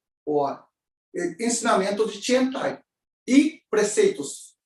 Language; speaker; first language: Portuguese; non-native, learner; Japanese